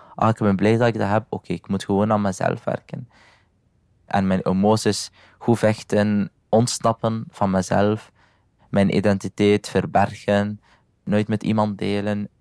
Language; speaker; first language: Dutch; non-native, fluent; Arabic